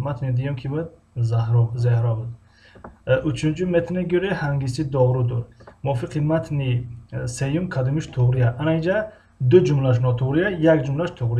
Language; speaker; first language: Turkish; non-native, fluent; Tajik